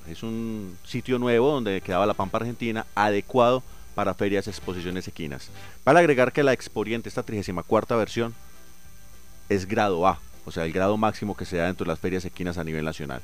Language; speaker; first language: Spanish; native; Spanish